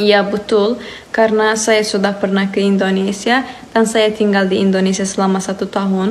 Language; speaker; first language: Indonesian; non-native, fluent; Azerbaijani